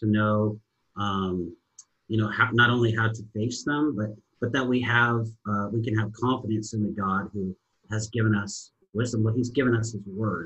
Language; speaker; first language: English; native; English